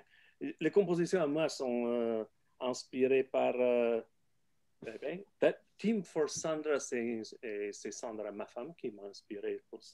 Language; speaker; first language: French; non-native, fluent; Italian